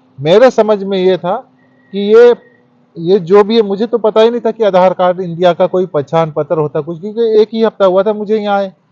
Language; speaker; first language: Hindi; early bilingual, heritage; Hindi